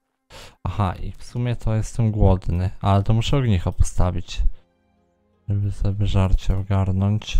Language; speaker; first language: Polish; native; Polish